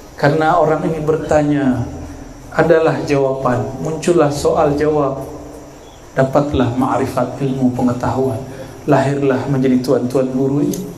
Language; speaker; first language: Malay; non-native, local second language; Minangkabau